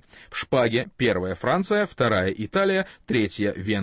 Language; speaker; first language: Russian; native; Russian